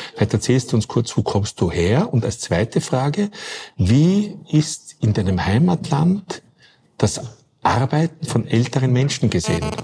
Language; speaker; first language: German; native; German